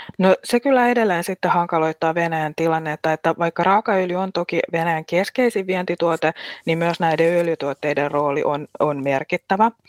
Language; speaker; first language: Finnish; native; Finnish